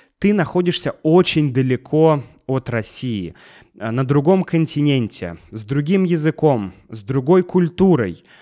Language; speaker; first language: Russian; native; Russian